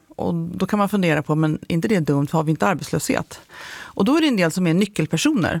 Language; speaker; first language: Swedish; native; Swedish